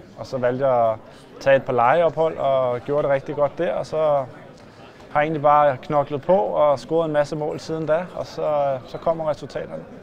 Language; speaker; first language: Danish; native; Danish